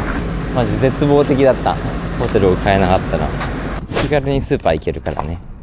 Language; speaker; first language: Japanese; native; Japanese